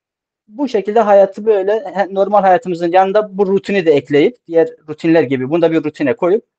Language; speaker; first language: Turkish; native; Turkish